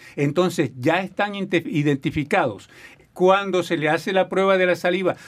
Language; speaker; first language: Spanish; native; Spanish